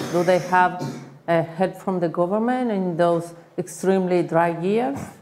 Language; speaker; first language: English; non-native, fluent; Spanish